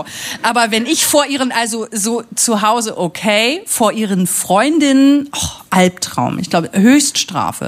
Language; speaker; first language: German; native; German